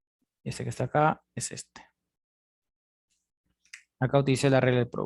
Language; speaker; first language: Spanish; native; Spanish